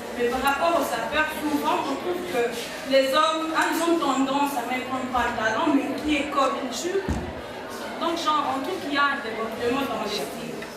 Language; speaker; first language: French; non-native, local second language; Lingala